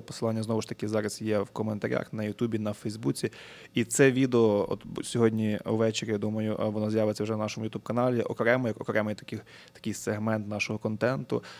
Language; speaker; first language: Ukrainian; native; Ukrainian